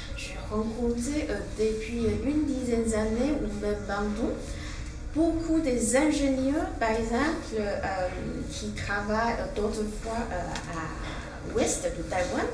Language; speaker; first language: French; non-native, fluent; Chinese